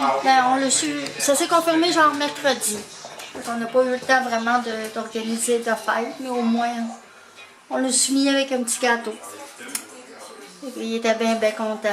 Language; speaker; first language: French; native; French